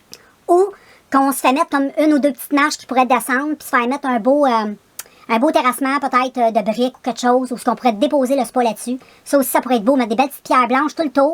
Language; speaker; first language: French; native; French